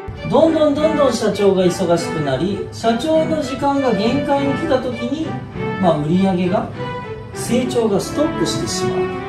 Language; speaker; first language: Japanese; native; Japanese